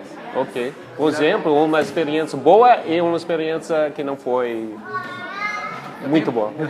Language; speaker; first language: Portuguese; non-native, fluent; English